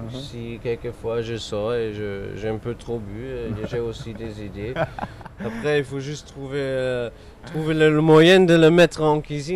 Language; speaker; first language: French; non-native, fluent; German